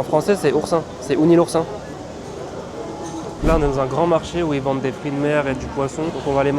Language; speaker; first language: French; native; French